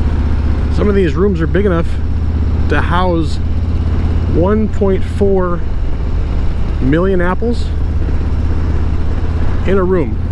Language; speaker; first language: English; native; English